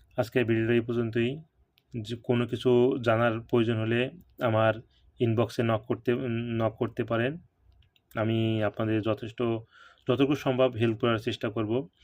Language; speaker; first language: Bangla; native; Bangla